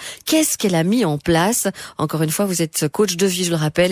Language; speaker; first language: French; native; French